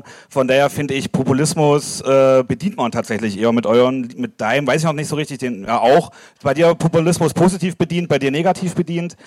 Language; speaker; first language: German; native; German